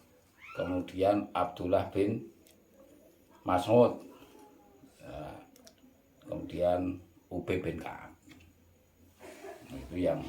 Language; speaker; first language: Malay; non-native, local second language; Javanese